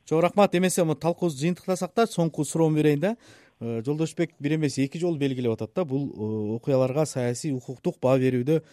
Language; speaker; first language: Kyrgyz; native; Kyrgyz